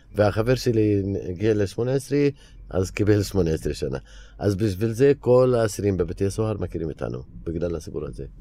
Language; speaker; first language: Hebrew; non-native, fluent; Arabic